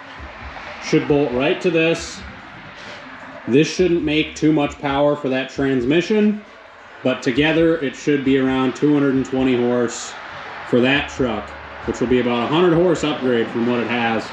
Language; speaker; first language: English; native; English